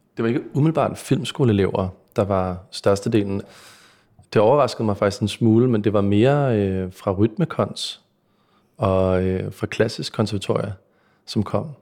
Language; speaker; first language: Danish; native; Danish